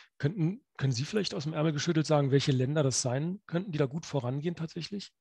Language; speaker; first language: German; native; German